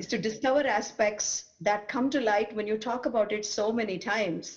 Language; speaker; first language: English; non-native, local second language; Tamil